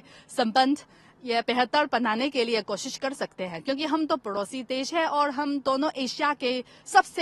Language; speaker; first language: Hindi; non-native, fluent; Chinese